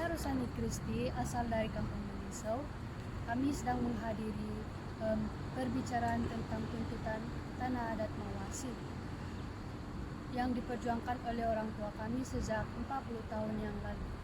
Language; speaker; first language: Indonesian; non-native, local second language; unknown